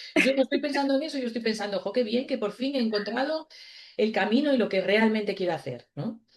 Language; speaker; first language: Spanish; native; Spanish